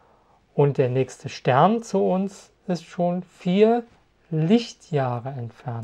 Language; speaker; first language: German; native; German